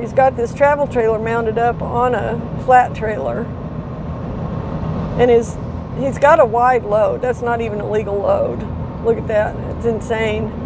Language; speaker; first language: English; native; English